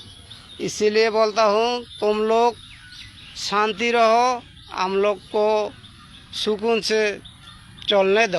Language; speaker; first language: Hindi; non-native, fluent; Bangla